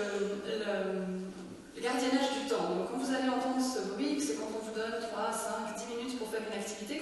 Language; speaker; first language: French; native; French